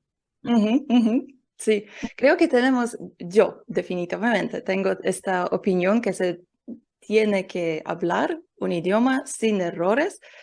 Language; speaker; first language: Spanish; non-native, learner; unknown